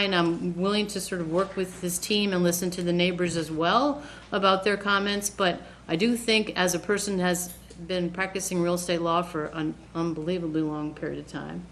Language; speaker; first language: English; native; English